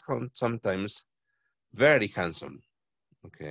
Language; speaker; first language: English; non-native, fluent; Spanish